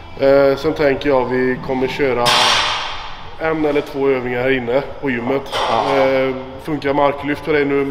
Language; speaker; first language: Swedish; native; Swedish